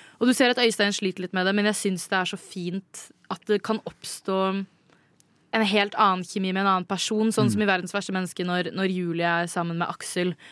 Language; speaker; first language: Norwegian; native; Norwegian